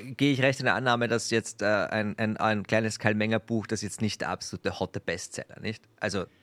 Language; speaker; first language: German; native; German